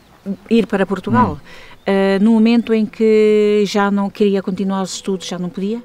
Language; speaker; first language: Portuguese; native; Portuguese